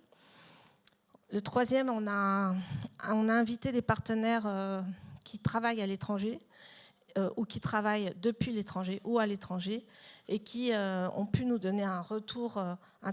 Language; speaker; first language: French; native; French